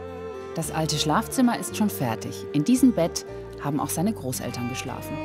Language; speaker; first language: German; native; German